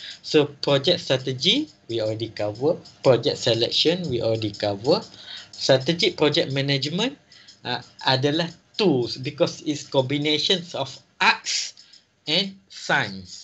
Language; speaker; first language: English; non-native, local second language; Malay